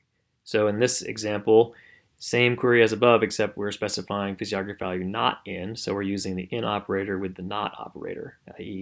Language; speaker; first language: English; native; English